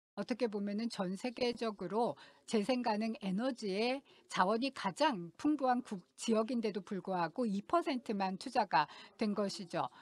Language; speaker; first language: Korean; non-native, fluent; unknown